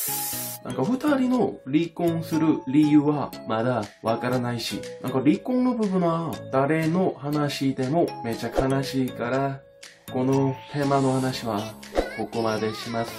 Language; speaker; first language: Japanese; non-native, learner; Korean